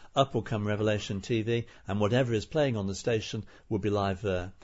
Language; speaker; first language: English; native; English